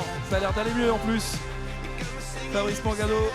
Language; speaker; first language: French; native; French